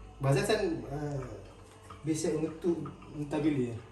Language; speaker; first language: Turkish; non-native, learner; Indonesian